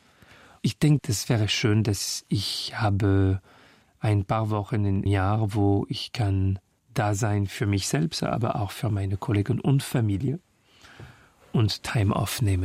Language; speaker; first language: German; non-native, fluent; French